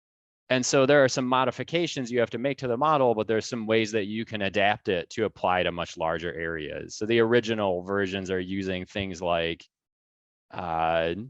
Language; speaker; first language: English; native; English